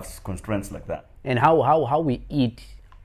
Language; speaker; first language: English; non-native, local second language; Xhosa